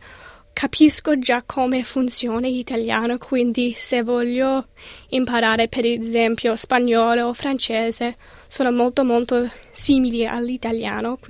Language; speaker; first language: Italian; non-native, learner; English